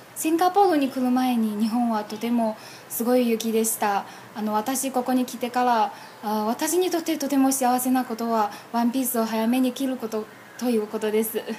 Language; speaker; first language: Japanese; non-native, fluent; Chinese